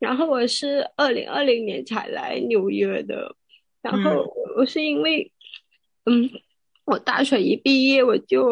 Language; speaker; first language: Chinese; non-native, local second language; Cantonese